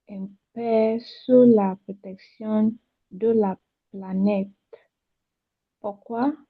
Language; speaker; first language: French; non-native, learner; Yoruba